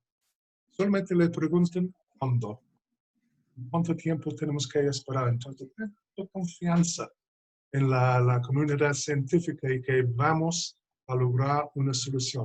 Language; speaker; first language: Spanish; non-native, fluent; English